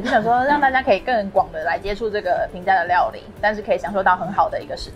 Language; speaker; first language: Chinese; native; Chinese